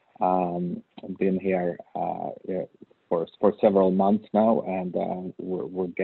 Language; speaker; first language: English; non-native, fluent; Swedish